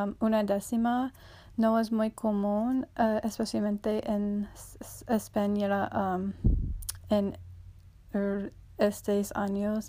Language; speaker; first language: Spanish; non-native, learner; English